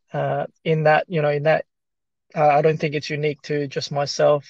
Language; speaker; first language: English; early bilingual, other home language; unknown